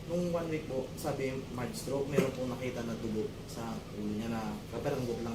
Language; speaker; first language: Filipino; native; Filipino